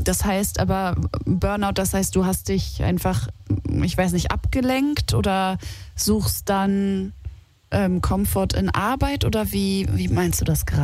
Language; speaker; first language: German; native; German